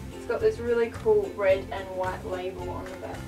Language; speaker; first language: English; native; English